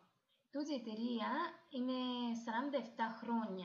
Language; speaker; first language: Greek; non-native, learner; Russian